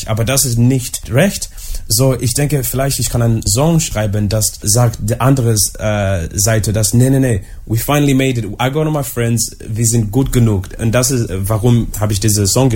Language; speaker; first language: German; non-native, learner; English